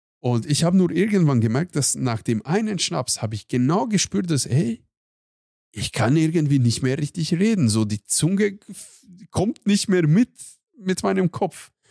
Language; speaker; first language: German; non-native, fluent; Hungarian